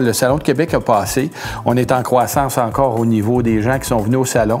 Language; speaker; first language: French; native; French